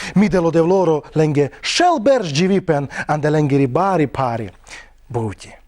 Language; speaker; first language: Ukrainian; non-native, local second language; Romany